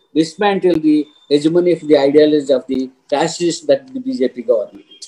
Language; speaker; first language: English; non-native, local second language; Telugu